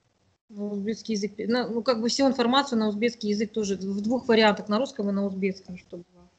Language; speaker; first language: Russian; native; Russian